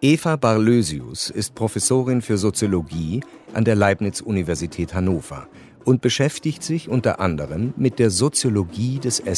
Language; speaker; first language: German; native; German